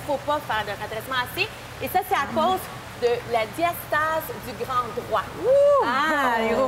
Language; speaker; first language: French; native; French